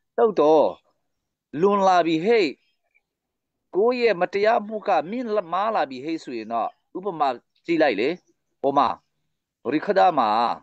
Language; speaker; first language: Burmese; non-native, local second language; Hakha Chin